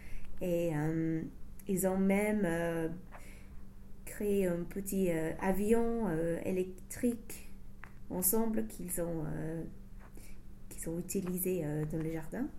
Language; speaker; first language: French; non-native, learner; English